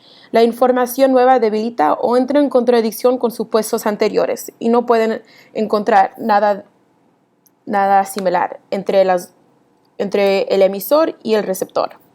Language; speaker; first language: Spanish; early bilingual, heritage; Spanish